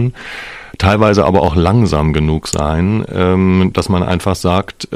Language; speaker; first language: German; native; German